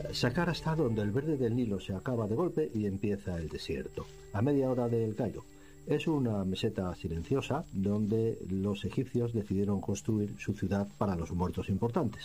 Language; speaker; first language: Spanish; native; Spanish